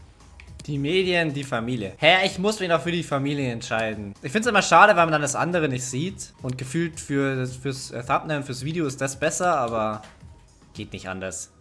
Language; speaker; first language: German; native; German